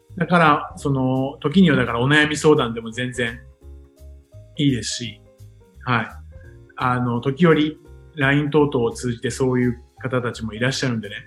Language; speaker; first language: Japanese; native; Japanese